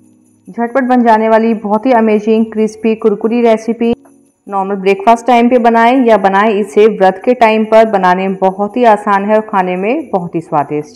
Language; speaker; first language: Hindi; native; Hindi